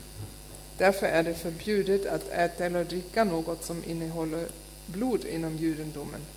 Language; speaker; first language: Swedish; non-native, fluent; German